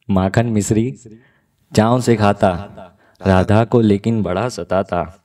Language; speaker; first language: Hindi; non-native, local second language; Gujarati